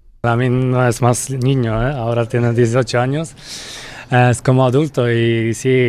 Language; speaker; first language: Spanish; non-native, fluent; Polish